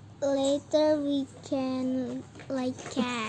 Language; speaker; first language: English; early bilingual, other home language; Indonesian